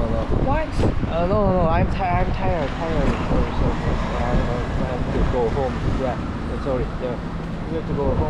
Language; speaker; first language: English; non-native, learner; Korean